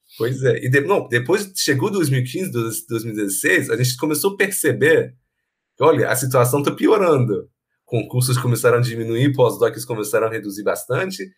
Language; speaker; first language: Portuguese; non-native, fluent; Persian